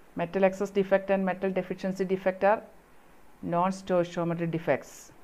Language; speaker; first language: English; non-native, local second language; Malayalam